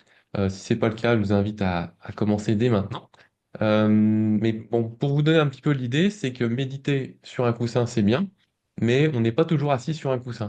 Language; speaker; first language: French; native; French